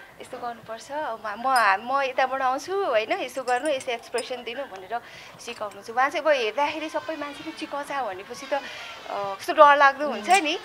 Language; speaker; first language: Nepali; non-native, local second language; Newari